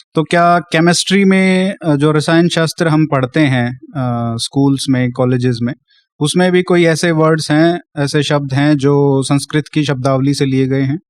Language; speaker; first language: Hindi; native; Hindi